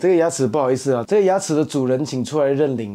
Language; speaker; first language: Chinese; native; Chinese